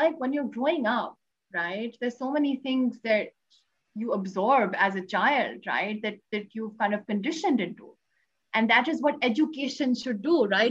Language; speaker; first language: English; non-native, local second language; Urdu